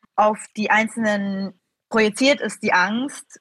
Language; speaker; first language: German; native; German